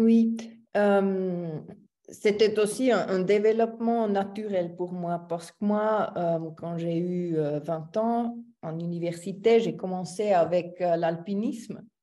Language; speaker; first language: French; non-native, local second language; German